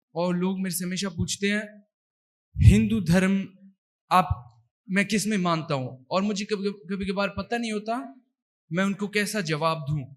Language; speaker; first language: Hindi; early bilingual, heritage; Hindi